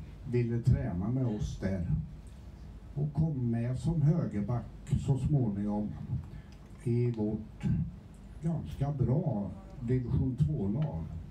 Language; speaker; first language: Swedish; native; Swedish